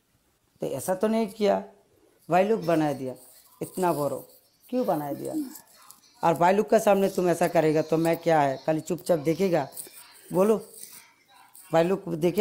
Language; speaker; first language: Hindi; non-native, learner; Bangla